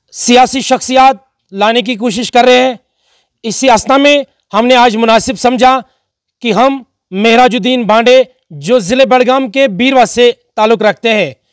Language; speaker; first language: Hindi; non-native, local second language; Kashmiri